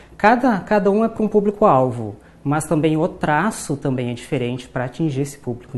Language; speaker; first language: Portuguese; early bilingual, other home language; Japanese